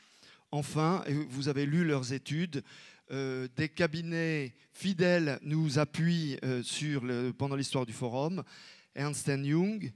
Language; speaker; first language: French; native; French